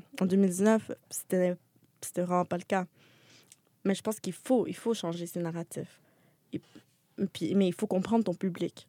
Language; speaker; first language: French; native; French